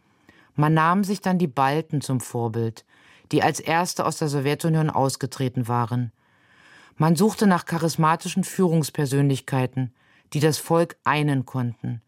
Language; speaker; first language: German; native; German